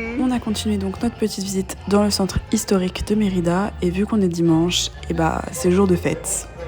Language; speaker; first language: French; native; French